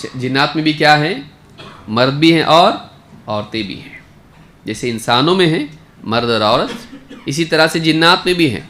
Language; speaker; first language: Urdu; native; Urdu